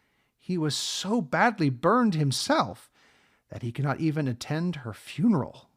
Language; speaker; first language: English; native; English